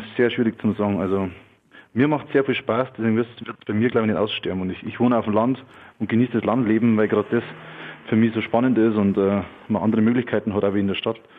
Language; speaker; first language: German; native; German